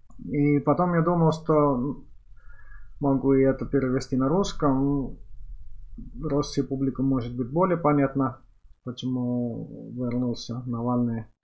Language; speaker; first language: Russian; non-native, fluent; Finnish